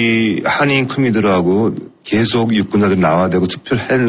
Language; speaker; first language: Korean; non-native, fluent; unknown